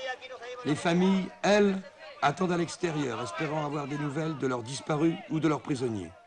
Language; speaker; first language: French; native; French